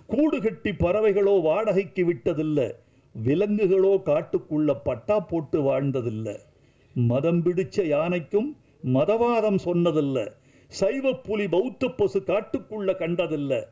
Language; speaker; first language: Tamil; native; Tamil